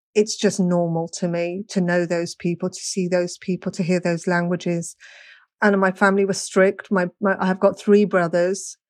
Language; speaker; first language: English; native; English